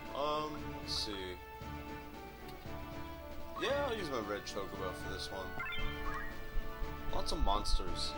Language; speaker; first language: English; native; English